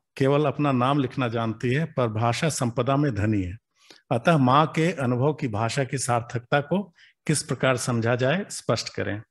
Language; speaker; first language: Hindi; native; Hindi